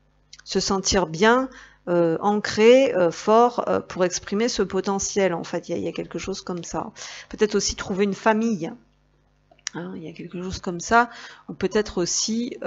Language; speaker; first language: French; native; French